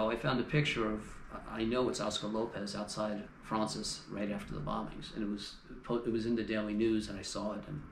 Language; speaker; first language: English; native; English